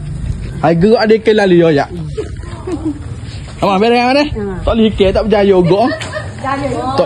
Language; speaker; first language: Malay; native; Malay